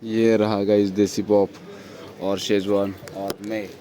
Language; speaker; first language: Hindi; non-native, local second language; Marathi